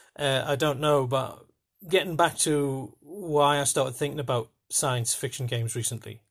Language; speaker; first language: English; native; English